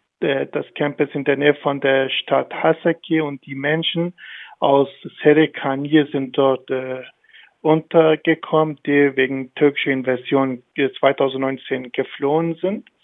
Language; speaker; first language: German; non-native, fluent; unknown